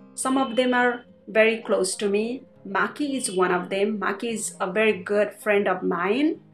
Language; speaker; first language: English; non-native, fluent; Nepali